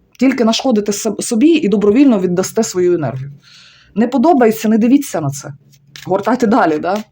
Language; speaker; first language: Ukrainian; non-native, local second language; Russian